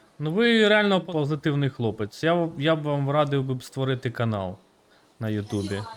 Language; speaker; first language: Ukrainian; native; Ukrainian